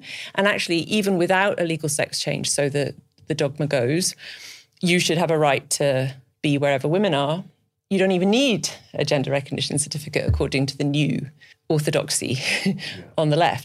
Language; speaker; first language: English; native; English